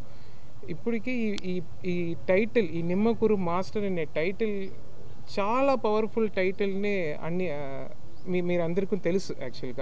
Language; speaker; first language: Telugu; non-native, learner; Tamil